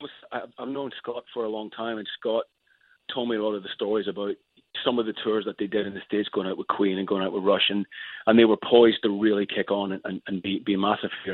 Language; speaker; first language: English; native; English